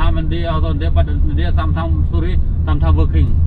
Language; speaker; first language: English; non-native, learner; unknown